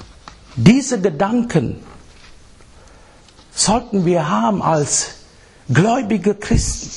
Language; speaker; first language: German; non-native, fluent; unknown